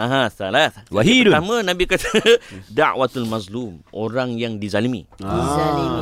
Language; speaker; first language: Malay; native; Malay